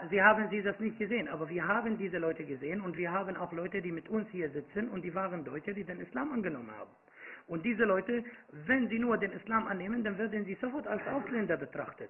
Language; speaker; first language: German; non-native, fluent; Arabic